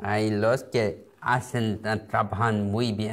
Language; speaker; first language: Spanish; non-native, learner; Korean